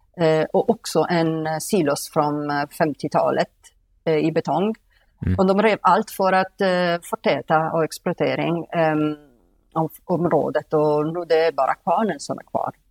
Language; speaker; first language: Swedish; non-native, fluent; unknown